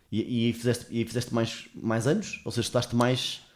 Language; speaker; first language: Portuguese; native; Portuguese